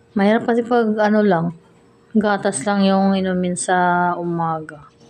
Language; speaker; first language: Filipino; non-native, local second language; Cebuano